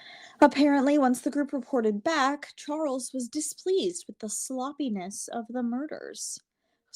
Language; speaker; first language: English; native; English